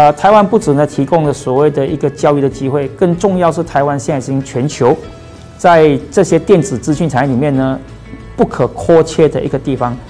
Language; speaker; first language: Chinese; native; Chinese